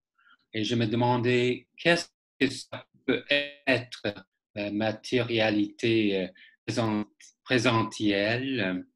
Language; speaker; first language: French; non-native, fluent; English